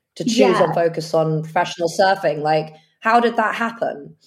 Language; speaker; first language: English; early bilingual, other home language; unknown